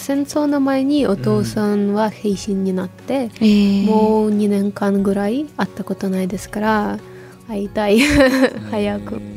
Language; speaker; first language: Japanese; non-native, fluent; Ukrainian